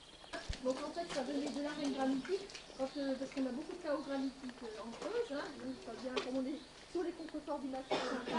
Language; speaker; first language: French; native; French